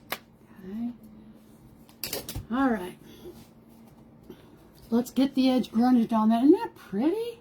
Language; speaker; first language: English; native; English